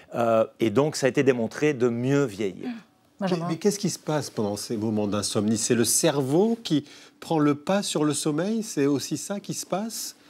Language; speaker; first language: French; native; French